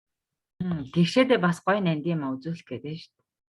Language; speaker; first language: Mongolian; native; Mongolian